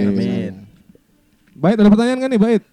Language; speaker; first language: Indonesian; native; Indonesian